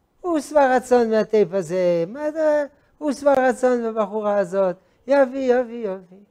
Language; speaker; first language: Hebrew; non-native, fluent; French